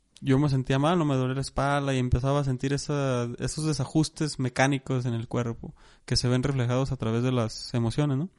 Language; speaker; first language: Spanish; native; Spanish